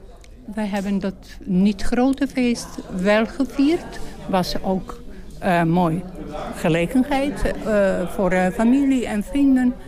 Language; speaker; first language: Dutch; non-native, learner; Bosnian